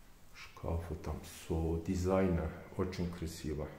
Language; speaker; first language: Russian; non-native, learner; Turkish